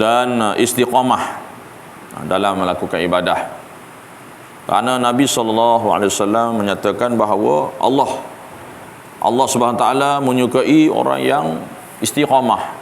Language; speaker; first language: Malay; native; Malay